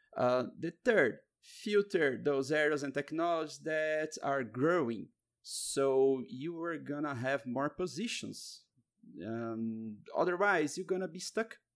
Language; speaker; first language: English; non-native, fluent; Portuguese